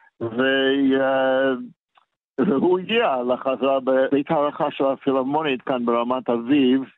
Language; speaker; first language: Hebrew; non-native, fluent; English